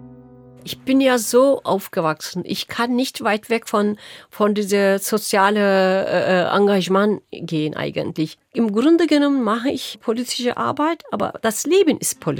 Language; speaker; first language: German; non-native, local second language; Turkish